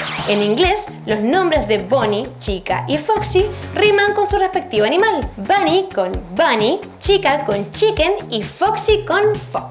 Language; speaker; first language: Spanish; native; Spanish